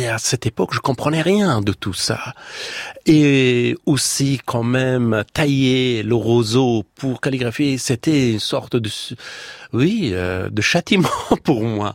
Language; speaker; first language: French; non-native, fluent; Persian